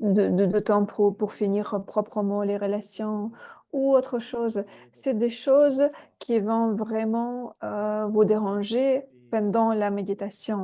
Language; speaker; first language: French; non-native, fluent; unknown